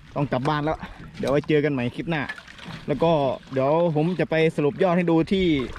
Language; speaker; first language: Thai; native; Thai